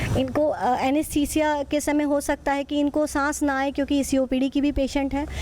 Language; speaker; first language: Hindi; native; Hindi